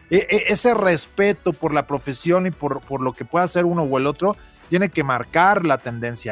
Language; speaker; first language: Spanish; native; Spanish